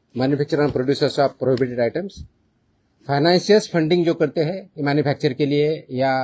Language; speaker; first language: Hindi; non-native, local second language; Marathi